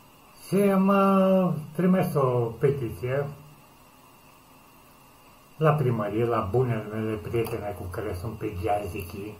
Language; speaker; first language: Romanian; native; Romanian